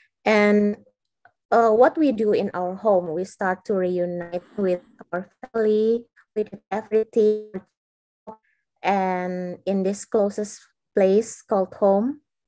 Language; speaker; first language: English; non-native, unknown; Indonesian